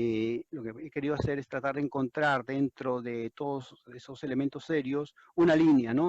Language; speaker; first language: Spanish; native; Spanish